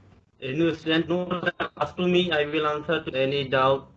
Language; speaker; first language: English; non-native, learner; Hindi